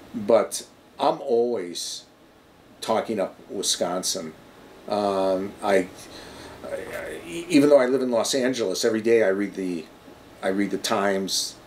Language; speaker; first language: English; native; English